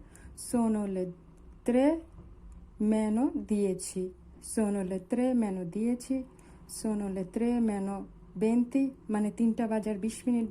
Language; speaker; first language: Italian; non-native, learner; Bangla